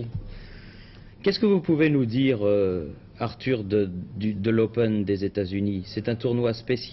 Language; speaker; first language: French; native; French